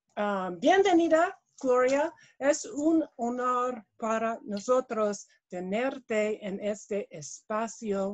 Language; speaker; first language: Spanish; non-native, learner; English